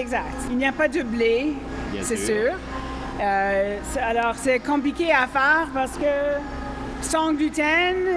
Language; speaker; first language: French; non-native, fluent; English